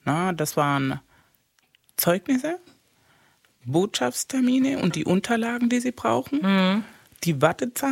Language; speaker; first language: German; non-native, fluent; Spanish